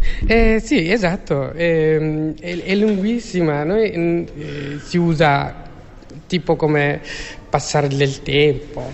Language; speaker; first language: Italian; non-native, learner; Tigrinya